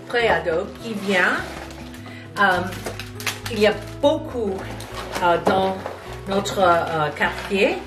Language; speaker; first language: French; non-native, learner; English